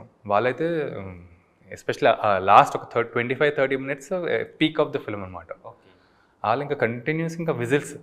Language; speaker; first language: Telugu; native; Telugu